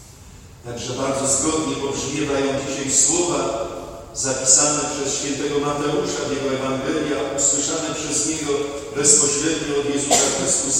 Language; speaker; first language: Polish; native; Polish